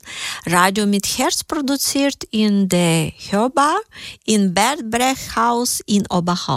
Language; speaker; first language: German; native; German